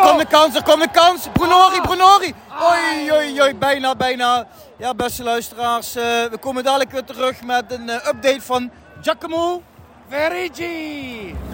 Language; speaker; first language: Dutch; native; Dutch